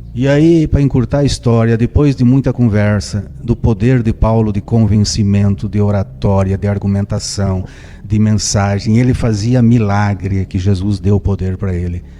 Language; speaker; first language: Portuguese; native; Portuguese